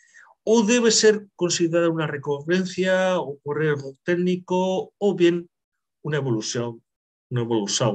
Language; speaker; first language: Spanish; native; Spanish